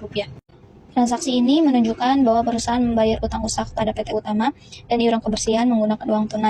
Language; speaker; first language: Indonesian; native; Indonesian